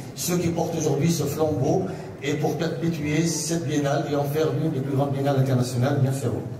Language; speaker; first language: French; non-native, local second language; Arabic